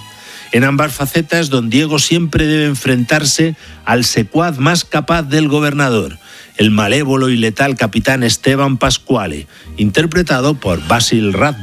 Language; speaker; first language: Spanish; native; Spanish